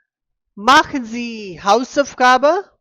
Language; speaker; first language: German; non-native, fluent; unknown